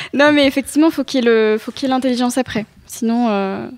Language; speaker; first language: French; native; French